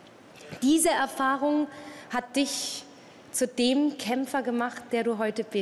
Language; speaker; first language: German; native; German